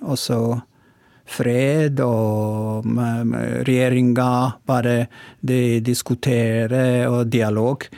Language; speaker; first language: Norwegian; non-native, learner; Oromo